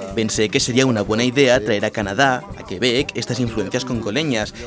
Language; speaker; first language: Spanish; non-native, fluent; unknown